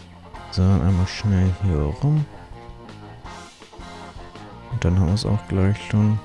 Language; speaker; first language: German; native; German